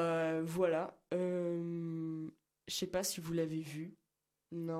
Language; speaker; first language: French; native; French